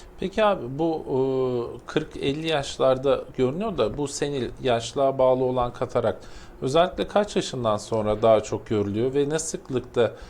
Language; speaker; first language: Turkish; native; Turkish